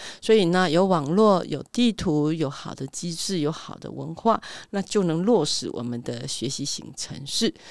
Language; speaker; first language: Chinese; native; Chinese